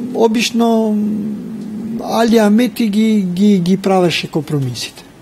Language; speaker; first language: Macedonian; non-native, local second language; Albanian